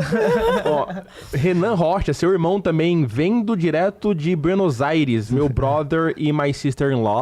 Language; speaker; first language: Portuguese; native; Portuguese